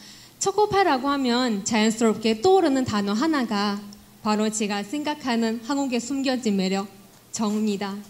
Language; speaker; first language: Korean; non-native, fluent; Chinese